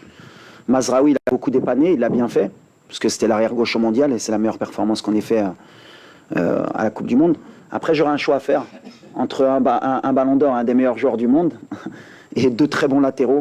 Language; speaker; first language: French; native; French